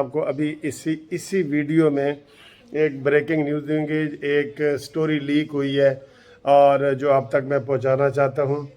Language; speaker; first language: Urdu; native; Urdu